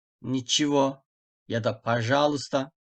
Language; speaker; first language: Russian; non-native, fluent; Turkish